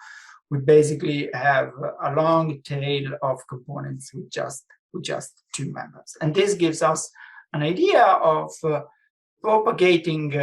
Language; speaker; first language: English; non-native, fluent; Italian